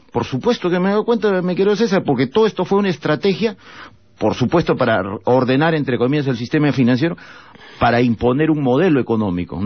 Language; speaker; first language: Spanish; native; Spanish